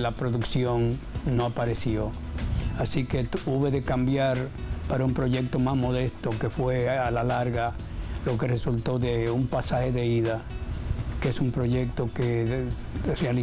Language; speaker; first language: Spanish; native; Spanish